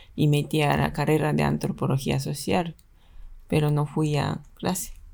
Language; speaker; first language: Spanish; non-native, fluent; Japanese